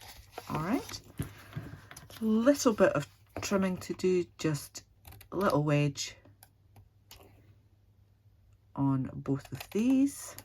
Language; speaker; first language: English; native; English